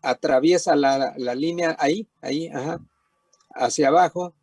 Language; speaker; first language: Spanish; native; Spanish